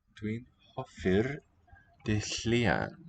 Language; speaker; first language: Welsh; non-native, learner; English